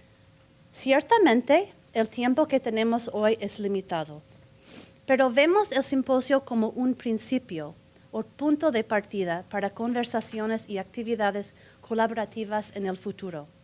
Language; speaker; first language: Spanish; non-native, fluent; English